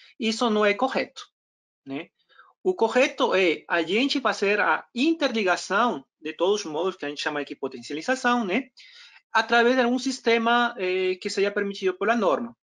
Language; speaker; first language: Portuguese; non-native, fluent; Spanish